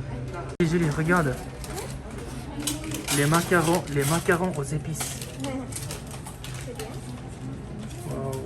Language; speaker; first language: French; non-native, fluent; Japanese